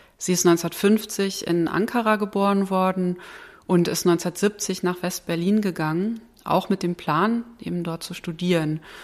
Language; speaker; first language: German; native; German